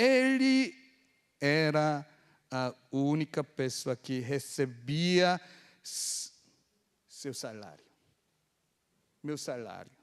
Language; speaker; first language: Portuguese; non-native, fluent; Korean